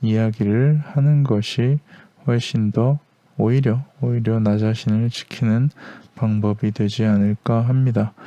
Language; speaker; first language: Korean; native; Korean